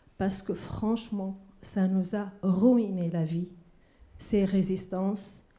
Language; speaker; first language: French; non-native, fluent; Arabic